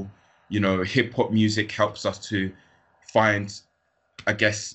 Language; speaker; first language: English; native; English